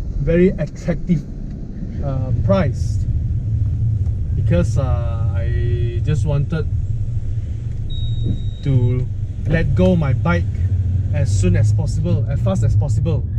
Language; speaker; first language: English; non-native, local second language; Min Nan Chinese